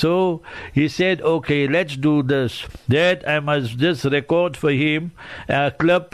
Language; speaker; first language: English; native; English